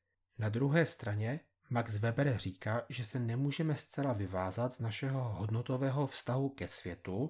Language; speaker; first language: Czech; native; Czech